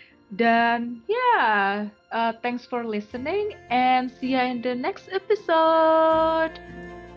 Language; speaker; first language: English; non-native, fluent; Indonesian